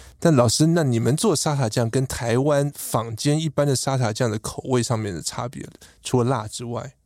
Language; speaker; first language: Chinese; native; Chinese